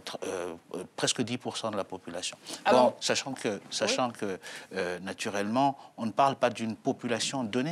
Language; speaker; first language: French; native; French